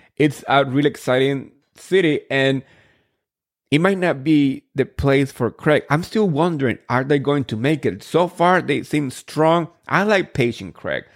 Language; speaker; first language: English; non-native, fluent; Spanish